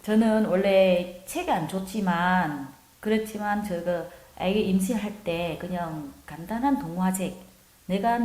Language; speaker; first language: Korean; non-native, learner; Vietnamese